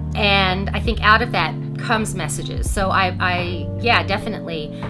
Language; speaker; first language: English; native; English